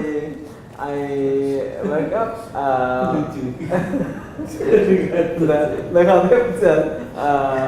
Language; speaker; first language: English; non-native, learner; Indonesian